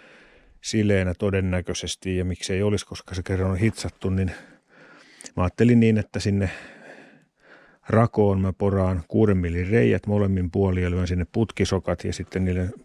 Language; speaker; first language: Finnish; native; Finnish